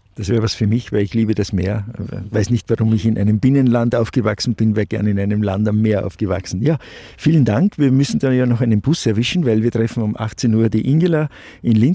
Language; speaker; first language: German; native; German